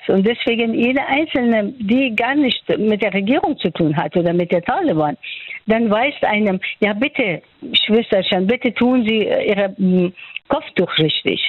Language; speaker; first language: German; non-native, fluent; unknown